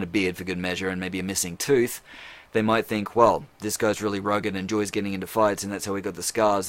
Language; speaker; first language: English; native; English